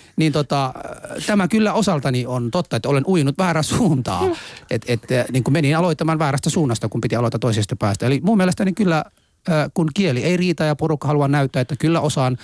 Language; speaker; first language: Finnish; non-native, fluent; Somali